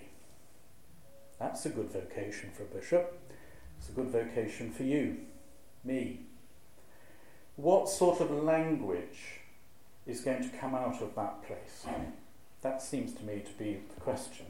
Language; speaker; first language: English; native; English